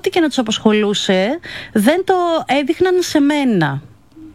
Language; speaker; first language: Greek; native; Greek